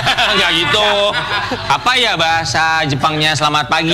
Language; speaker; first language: Indonesian; native; Indonesian